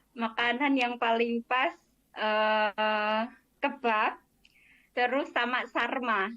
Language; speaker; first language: Indonesian; non-native, local second language; Javanese